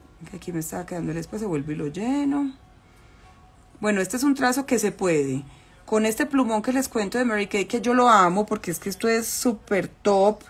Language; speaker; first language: Spanish; native; Spanish